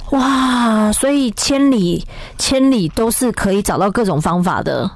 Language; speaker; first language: Chinese; native; Chinese